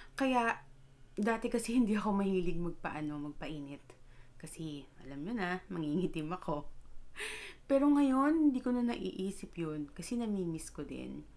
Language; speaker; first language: Filipino; native; Filipino